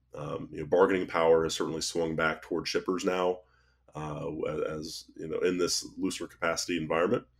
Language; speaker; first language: English; native; English